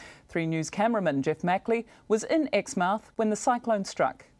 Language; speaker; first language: English; native; English